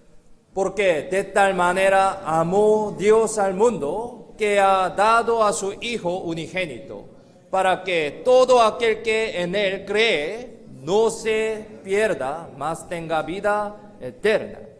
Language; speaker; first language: Spanish; non-native, learner; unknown